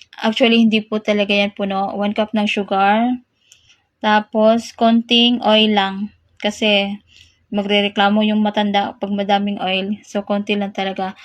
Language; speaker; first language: Filipino; non-native, local second language; Cebuano